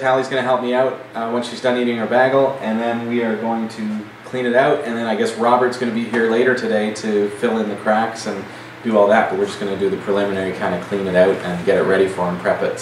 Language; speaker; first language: English; native; English